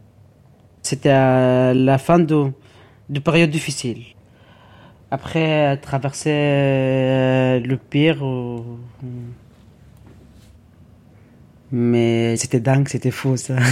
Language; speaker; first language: French; non-native, learner; Arabic